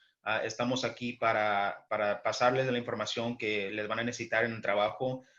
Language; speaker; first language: Spanish; early bilingual, heritage; English